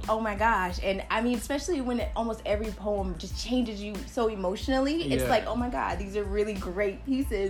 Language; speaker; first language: English; native; English